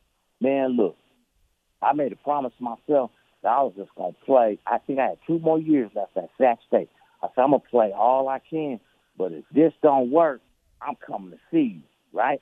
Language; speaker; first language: English; native; English